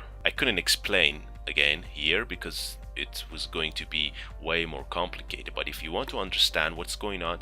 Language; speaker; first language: English; non-native, fluent; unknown